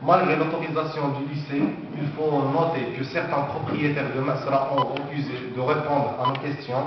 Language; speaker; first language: French; non-native, local second language; Arabic